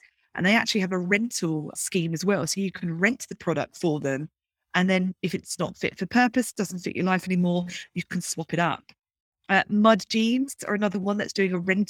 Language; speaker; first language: English; native; English